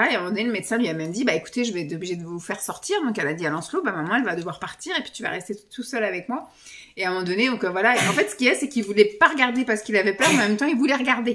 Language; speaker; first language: French; native; French